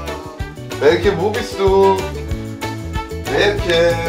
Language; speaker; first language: German; non-native, fluent; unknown